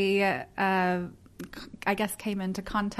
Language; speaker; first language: English; native; English